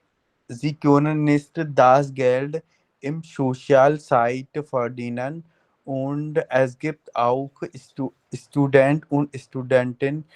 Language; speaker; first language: German; non-native, fluent; Hindi